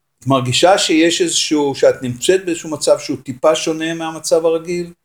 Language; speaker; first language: Hebrew; native; Hebrew